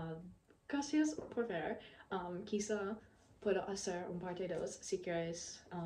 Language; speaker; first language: Spanish; non-native, learner; English